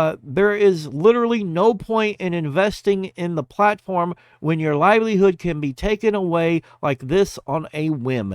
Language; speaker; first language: English; native; English